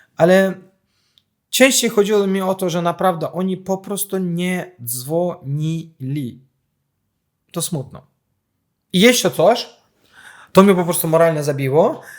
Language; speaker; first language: Polish; non-native, fluent; Azerbaijani